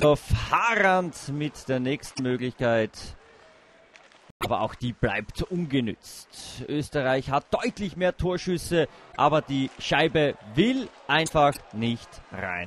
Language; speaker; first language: German; native; German